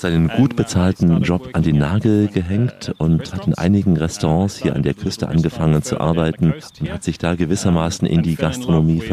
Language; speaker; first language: German; native; German